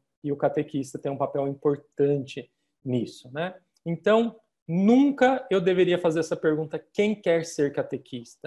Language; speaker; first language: Portuguese; native; Portuguese